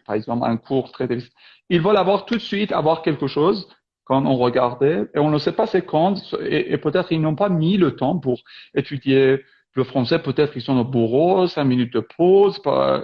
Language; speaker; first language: French; non-native, fluent; Persian